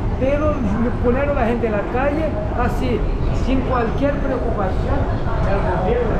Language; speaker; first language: Spanish; non-native, learner; Polish